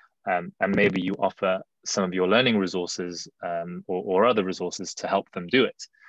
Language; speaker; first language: English; early bilingual, other home language; Chinese